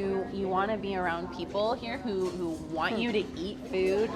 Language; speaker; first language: English; native; English